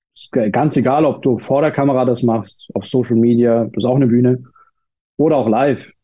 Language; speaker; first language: German; early bilingual, other home language; Turkish